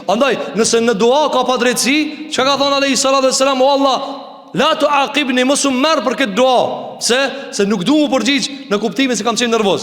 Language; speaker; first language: Albanian; native; Albanian